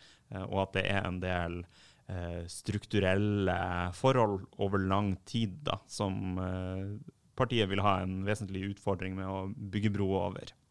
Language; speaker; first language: Norwegian; native; Norwegian